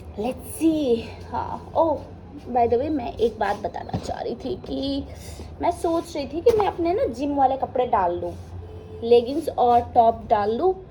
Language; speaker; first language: Hindi; native; Hindi